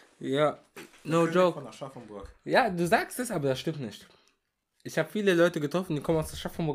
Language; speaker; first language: German; early bilingual, other home language; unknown